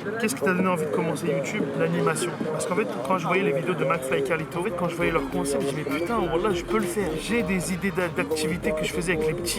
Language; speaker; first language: French; native; French